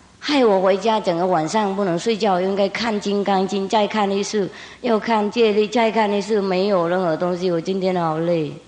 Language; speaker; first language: Chinese; non-native, fluent; Vietnamese